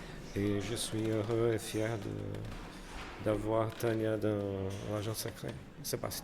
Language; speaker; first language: French; non-native, fluent; Portuguese